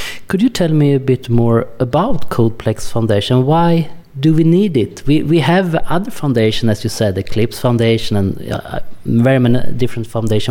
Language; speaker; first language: English; non-native, fluent; Swedish